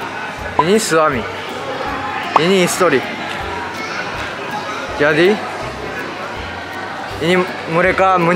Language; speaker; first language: Indonesian; non-native, learner; Japanese